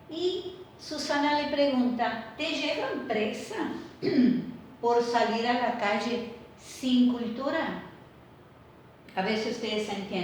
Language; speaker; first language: Spanish; non-native, fluent; Portuguese